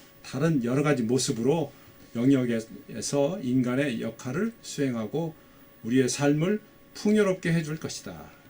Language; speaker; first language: Korean; native; Korean